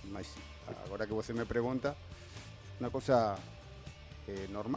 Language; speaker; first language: Portuguese; non-native, learner; Spanish